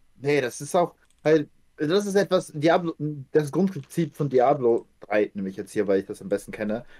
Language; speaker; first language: German; early bilingual, other home language; Ukrainian